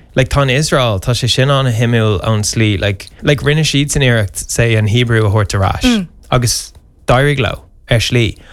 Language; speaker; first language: Irish; non-native, local second language; English